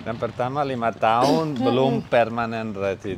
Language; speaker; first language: Indonesian; non-native, learner; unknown